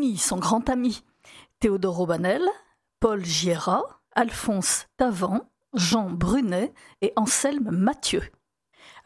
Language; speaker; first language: French; native; French